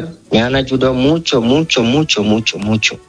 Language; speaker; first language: Spanish; non-native, learner; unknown